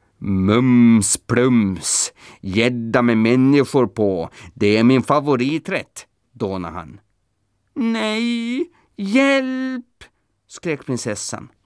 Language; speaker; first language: Swedish; native; Swedish